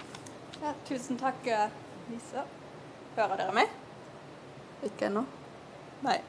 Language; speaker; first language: Norwegian; non-native, fluent; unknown